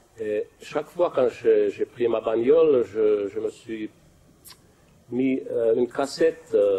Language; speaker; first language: French; non-native, fluent; Finnish